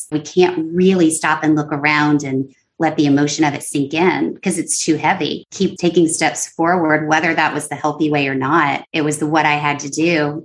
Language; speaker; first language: English; native; English